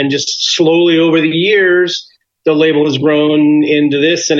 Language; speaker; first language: English; native; English